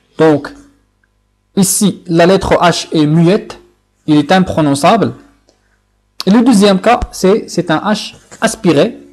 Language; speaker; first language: French; non-native, local second language; Arabic